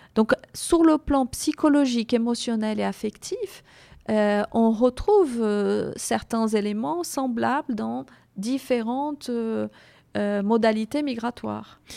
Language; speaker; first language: French; non-native, fluent; Portuguese